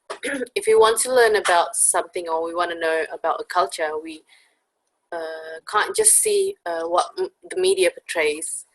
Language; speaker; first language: English; non-native, fluent; Indonesian